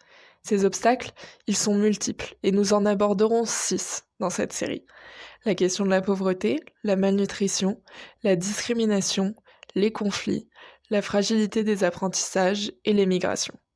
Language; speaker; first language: French; native; French